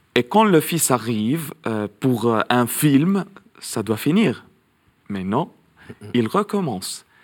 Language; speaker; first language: French; non-native, local second language; Arabic